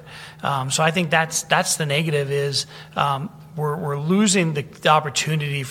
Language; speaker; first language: English; native; English